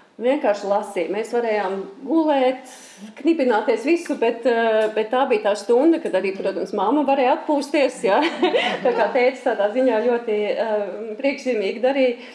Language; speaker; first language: Latvian; early bilingual, heritage; Latvian